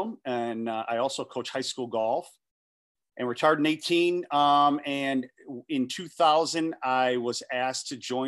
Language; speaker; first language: English; native; English